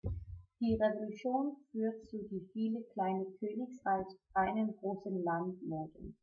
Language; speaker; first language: German; non-native, learner; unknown